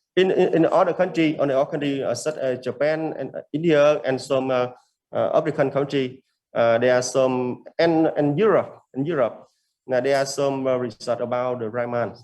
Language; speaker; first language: English; non-native, learner; Vietnamese